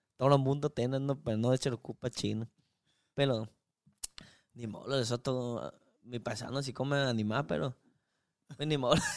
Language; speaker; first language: Spanish; non-native, learner; Chinese